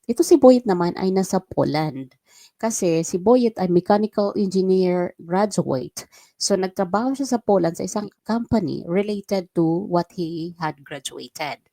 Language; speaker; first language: Filipino; non-native, local second language; Waray